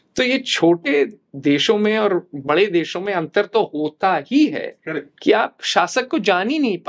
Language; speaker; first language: Hindi; native; Hindi